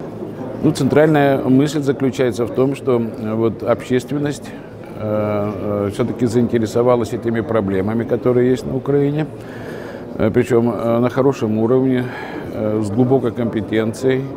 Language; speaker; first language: Russian; native; Russian